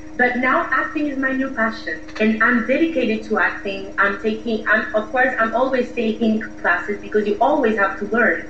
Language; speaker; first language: English; non-native, fluent; Haitian Creole